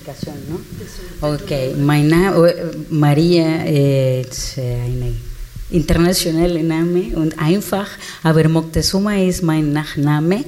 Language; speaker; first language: German; non-native, learner; Spanish